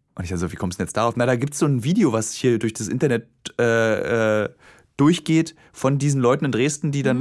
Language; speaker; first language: German; native; German